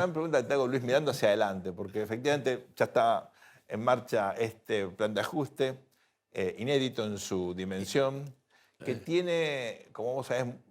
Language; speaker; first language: Spanish; native; Spanish